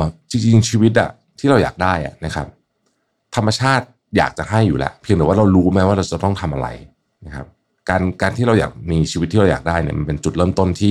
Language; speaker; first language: Thai; native; Thai